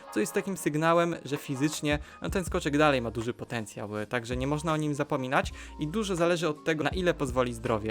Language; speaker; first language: Polish; native; Polish